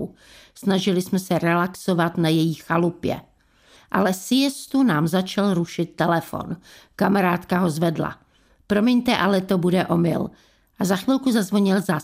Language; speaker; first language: Czech; native; Czech